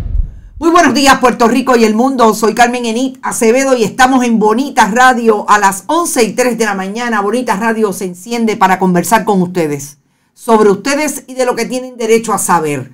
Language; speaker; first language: Spanish; native; Spanish